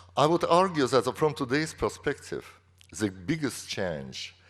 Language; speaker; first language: English; non-native, fluent; Russian